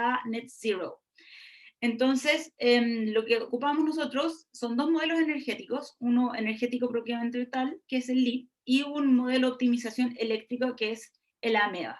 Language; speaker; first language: Spanish; native; Spanish